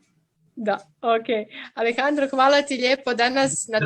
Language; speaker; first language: Croatian; native; Croatian